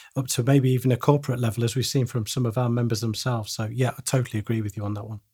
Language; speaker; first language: English; native; English